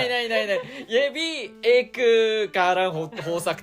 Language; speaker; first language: Hindi; non-native, fluent; Japanese